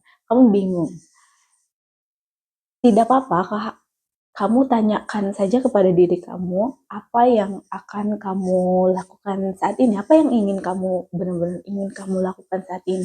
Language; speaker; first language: Indonesian; native; Indonesian